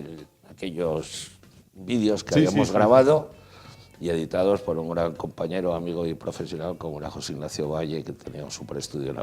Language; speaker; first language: Spanish; native; Spanish